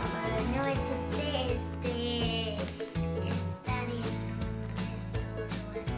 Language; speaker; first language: Spanish; early bilingual, heritage; French